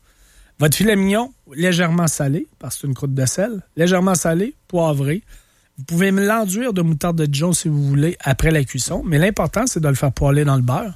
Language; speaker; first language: French; native; French